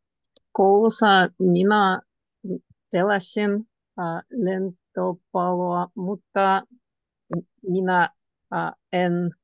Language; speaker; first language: Finnish; non-native, learner; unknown